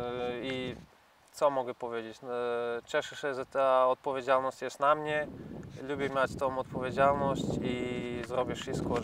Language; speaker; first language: Polish; non-native, fluent; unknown